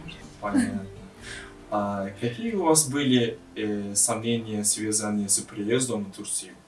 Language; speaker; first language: Russian; non-native, learner; Turkish